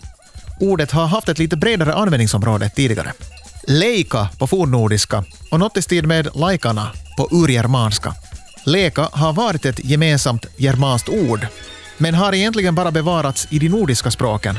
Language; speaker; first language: Swedish; native; Swedish